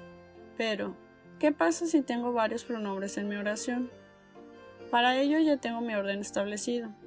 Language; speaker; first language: Spanish; native; Spanish